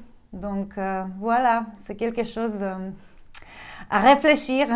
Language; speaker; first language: French; non-native, fluent; Polish